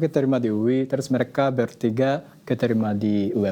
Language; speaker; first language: Indonesian; non-native, fluent; Japanese